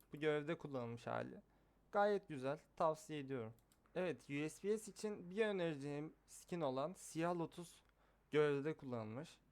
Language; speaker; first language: Turkish; native; Turkish